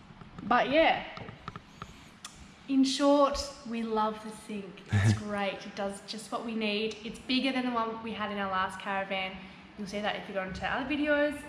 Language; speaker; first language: English; native; English